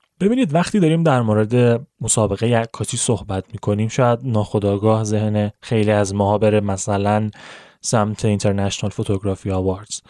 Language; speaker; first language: Persian; native; Persian